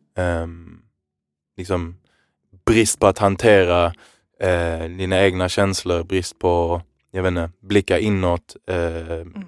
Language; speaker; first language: Swedish; early bilingual, other home language; Arabic